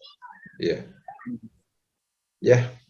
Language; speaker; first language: Indonesian; native; Indonesian